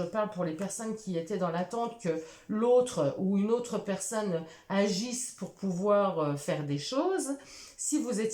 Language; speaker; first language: French; native; French